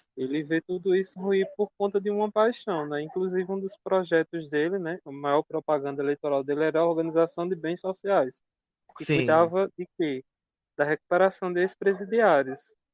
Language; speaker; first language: Portuguese; native; Portuguese